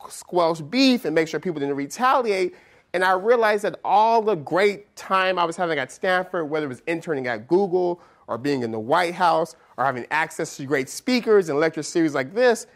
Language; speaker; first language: English; native; English